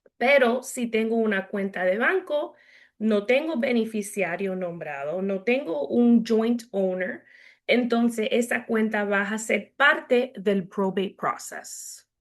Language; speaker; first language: Spanish; early bilingual, heritage; Spanish